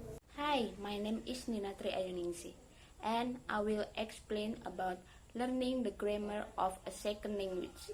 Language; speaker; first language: English; non-native, learner; Indonesian